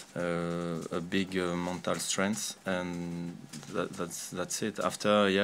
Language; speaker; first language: English; non-native, fluent; French